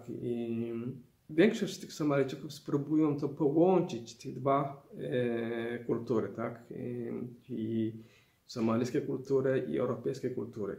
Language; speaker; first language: Polish; non-native, fluent; Somali